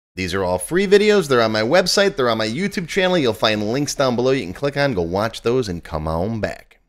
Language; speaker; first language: English; native; English